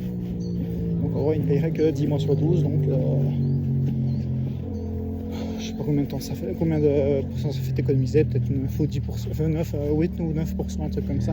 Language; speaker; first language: French; native; French